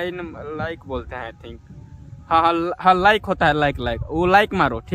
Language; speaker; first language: Hindi; non-native, local second language; Maithili